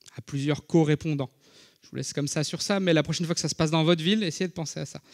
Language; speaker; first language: French; native; French